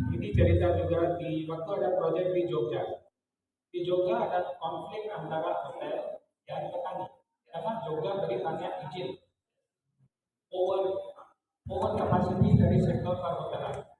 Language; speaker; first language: Indonesian; non-native, fluent; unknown